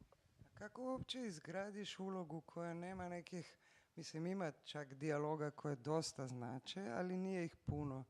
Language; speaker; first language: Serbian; non-native, fluent; Slovenian